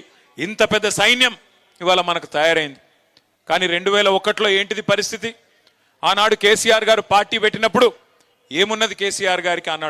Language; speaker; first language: Telugu; native; Telugu